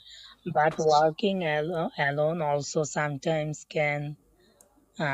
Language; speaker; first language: English; non-native, learner; Bangla